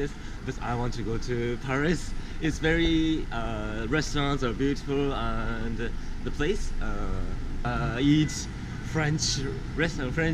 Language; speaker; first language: English; non-native, learner; Japanese